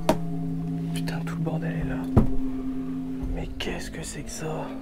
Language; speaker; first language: French; native; French